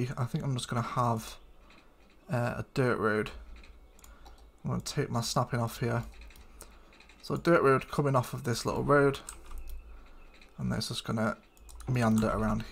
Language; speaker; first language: English; native; English